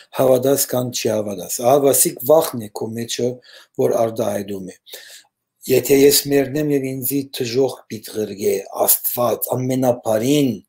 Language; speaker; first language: Armenian; early bilingual, heritage; Armenian